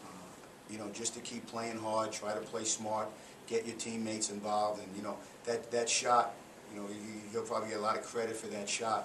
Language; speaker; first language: English; native; English